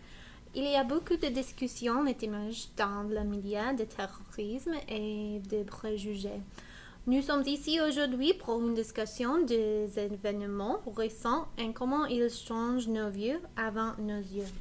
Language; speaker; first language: French; non-native, learner; English